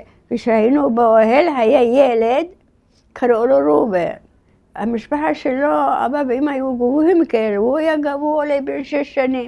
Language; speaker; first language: Hebrew; early bilingual, other home language; Arabic